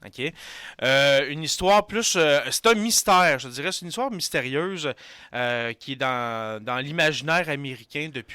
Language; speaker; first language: French; native; French